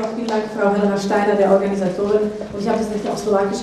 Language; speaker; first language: German; non-native, fluent; Slovak